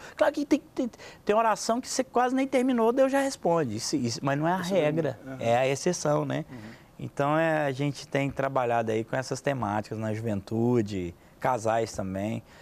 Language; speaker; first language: Portuguese; native; Portuguese